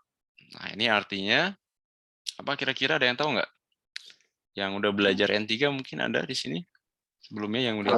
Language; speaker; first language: Indonesian; native; Indonesian